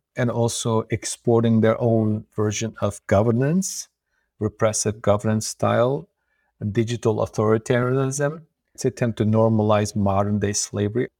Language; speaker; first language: English; non-native, fluent; Uyghur